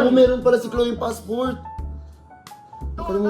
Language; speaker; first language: Filipino; native; Filipino